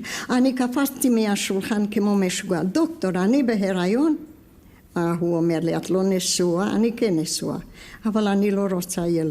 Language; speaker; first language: Hebrew; non-native, fluent; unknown